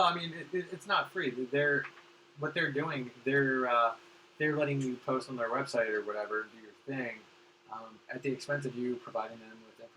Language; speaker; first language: English; native; English